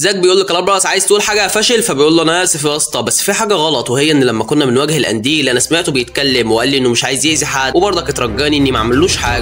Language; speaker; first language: Arabic; native; Arabic